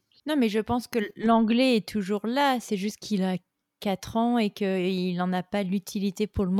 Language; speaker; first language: French; native; French